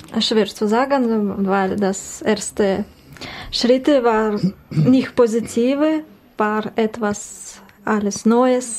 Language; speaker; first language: German; non-native, learner; Russian